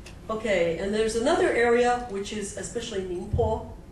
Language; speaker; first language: English; native; English